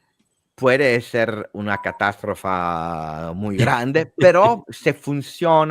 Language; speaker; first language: Spanish; non-native, fluent; Italian